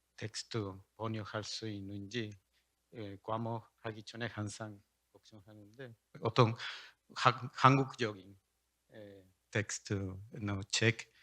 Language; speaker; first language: Korean; non-native, learner; Spanish